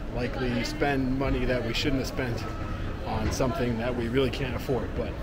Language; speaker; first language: English; native; English